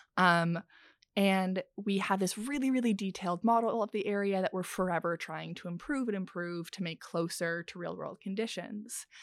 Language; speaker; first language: English; native; English